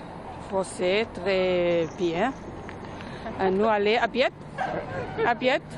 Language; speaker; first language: French; non-native, learner; Spanish